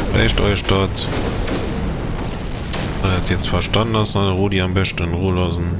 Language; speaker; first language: German; native; German